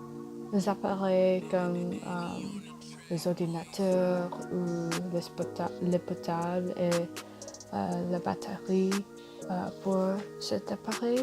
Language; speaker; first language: French; non-native, learner; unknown